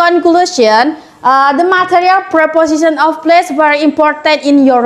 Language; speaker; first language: English; non-native, learner; Indonesian